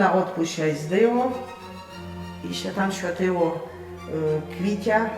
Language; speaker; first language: Polish; non-native, local second language; Rusyn